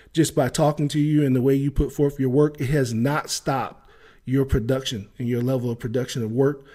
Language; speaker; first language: English; native; English